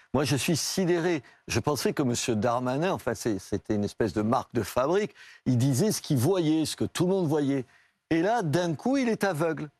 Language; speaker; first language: French; native; French